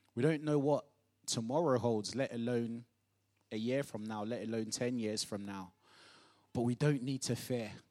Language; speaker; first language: English; non-native, local second language; Yoruba